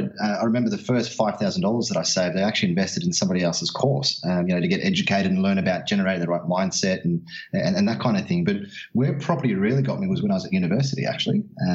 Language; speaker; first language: English; native; English